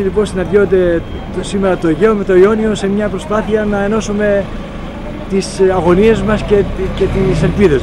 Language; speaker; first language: Greek; native; Greek